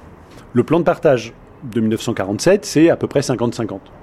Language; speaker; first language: French; native; French